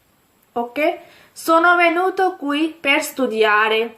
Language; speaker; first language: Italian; non-native, fluent; Urdu